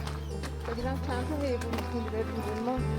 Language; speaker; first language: Persian; native; Persian